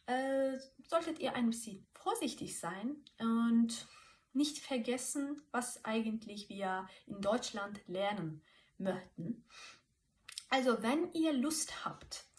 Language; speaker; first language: German; non-native, fluent; Turkish